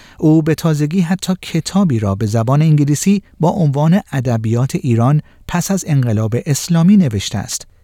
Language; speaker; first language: Persian; native; Persian